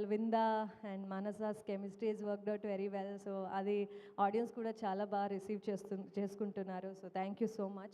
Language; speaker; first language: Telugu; non-native, fluent; Kannada